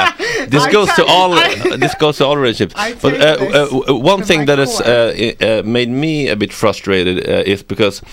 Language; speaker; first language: English; non-native, fluent; Swedish